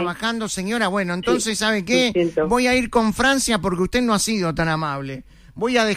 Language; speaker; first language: Spanish; native; Spanish